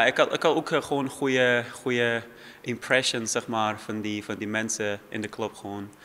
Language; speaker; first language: Dutch; non-native, fluent; Persian